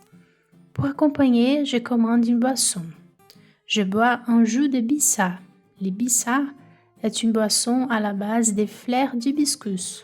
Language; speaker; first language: French; non-native, fluent; Portuguese